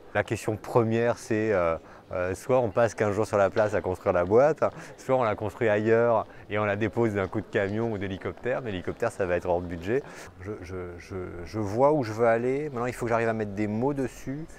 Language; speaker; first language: French; native; French